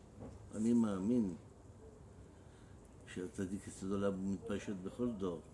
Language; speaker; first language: Hebrew; non-native, fluent; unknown